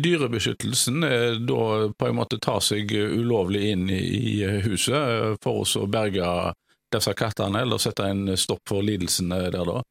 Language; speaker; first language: Norwegian; native; Norwegian